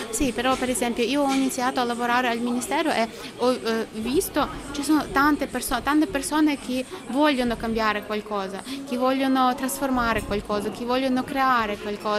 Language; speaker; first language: Italian; non-native, learner; Ukrainian